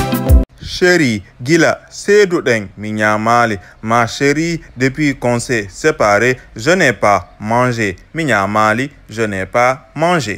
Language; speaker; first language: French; non-native, local second language; Fula